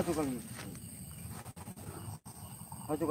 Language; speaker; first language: Indonesian; non-native, local second language; Javanese